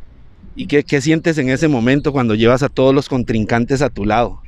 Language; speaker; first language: Spanish; native; Spanish